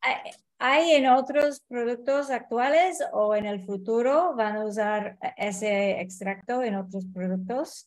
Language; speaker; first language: Spanish; non-native, fluent; English